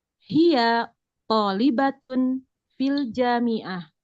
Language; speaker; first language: Arabic; non-native, learner; Indonesian